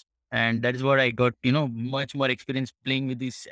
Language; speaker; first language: English; non-native, local second language; Marathi